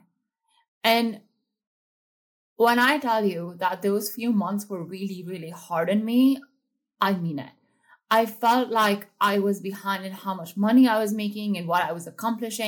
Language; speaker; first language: English; non-native, local second language; Hindi